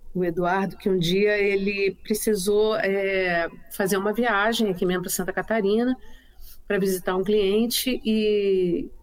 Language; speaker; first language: Portuguese; native; Portuguese